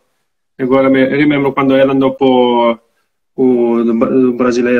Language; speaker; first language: Portuguese; non-native, learner; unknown